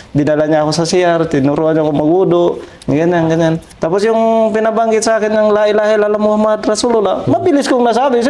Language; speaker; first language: Filipino; non-native, local second language; Waray